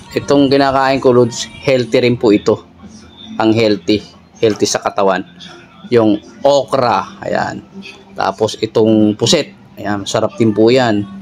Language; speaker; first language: Filipino; native; Filipino